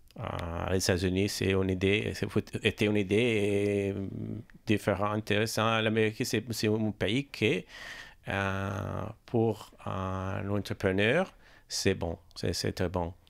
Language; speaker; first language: French; non-native, learner; Italian